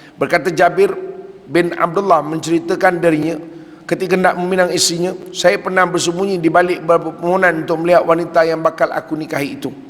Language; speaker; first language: Malay; native; Malay